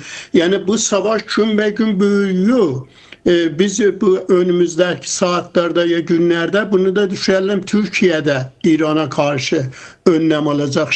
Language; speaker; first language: Turkish; non-native, fluent; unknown